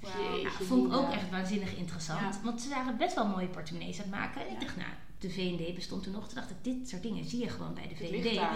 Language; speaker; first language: Dutch; native; Dutch